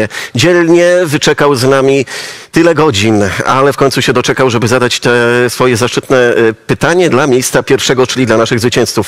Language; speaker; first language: Polish; native; Polish